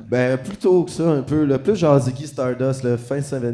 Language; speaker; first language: French; native; French